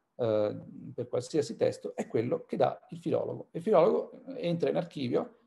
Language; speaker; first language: Italian; native; Italian